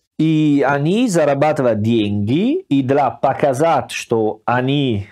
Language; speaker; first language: Russian; non-native, learner; Italian